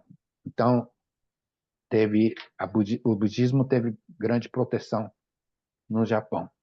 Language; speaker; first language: Portuguese; non-native, fluent; Japanese